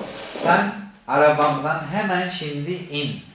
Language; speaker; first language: Turkish; non-native, fluent; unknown